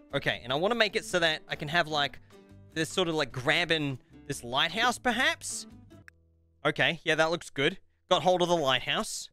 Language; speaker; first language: English; native; English